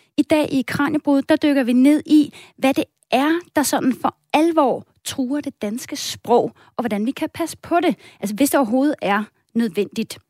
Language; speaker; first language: Danish; native; Danish